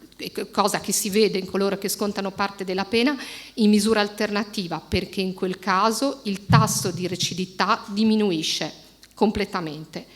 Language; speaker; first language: Italian; native; Italian